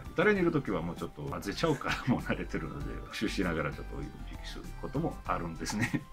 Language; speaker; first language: Japanese; non-native, fluent; Italian